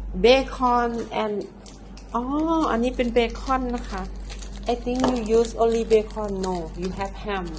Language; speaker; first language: English; non-native, learner; Thai